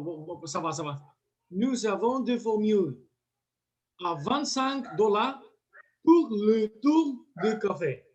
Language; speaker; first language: French; non-native, learner; Spanish